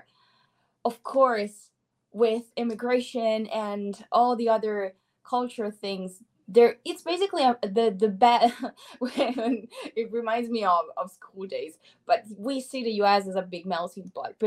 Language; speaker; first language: English; non-native, fluent; Italian